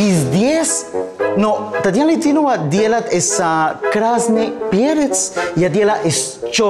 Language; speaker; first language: Russian; non-native, learner; Spanish